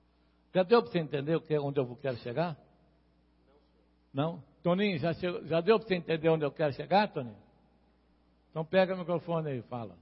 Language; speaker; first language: Portuguese; native; Portuguese